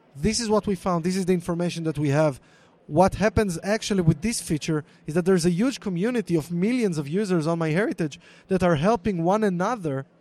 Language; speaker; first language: English; non-native, fluent; Hebrew